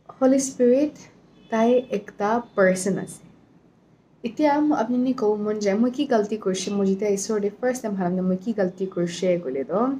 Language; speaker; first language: Assamese; non-native, local second language; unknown